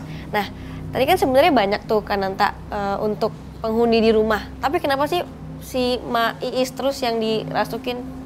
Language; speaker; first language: Indonesian; native; Indonesian